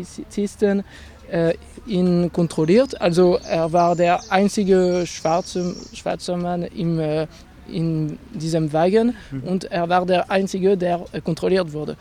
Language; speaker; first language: German; non-native, fluent; French